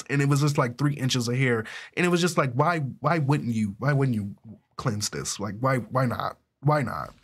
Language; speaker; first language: English; native; English